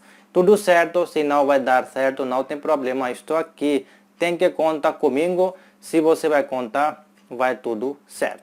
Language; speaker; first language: Portuguese; non-native, fluent; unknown